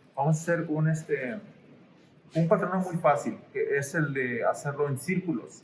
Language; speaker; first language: Spanish; early bilingual, heritage; Spanish